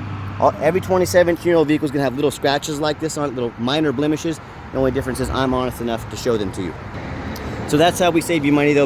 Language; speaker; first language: English; native; English